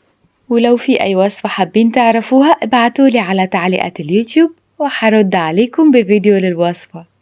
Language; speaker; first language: Arabic; native; Arabic